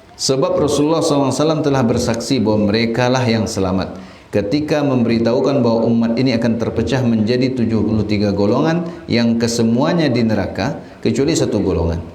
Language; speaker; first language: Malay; non-native, local second language; Minangkabau